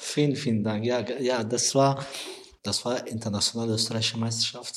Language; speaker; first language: German; non-native, learner; Persian